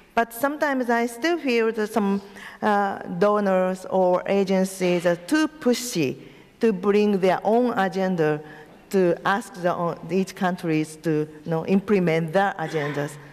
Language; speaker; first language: English; non-native, learner; Japanese